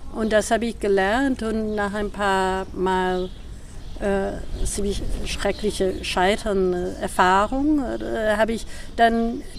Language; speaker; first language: German; non-native, fluent; English